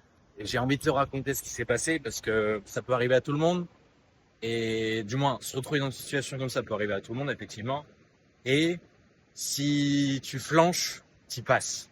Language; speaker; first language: French; native; French